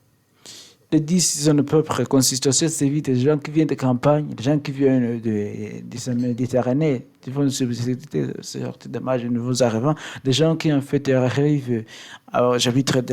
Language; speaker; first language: French; non-native, learner; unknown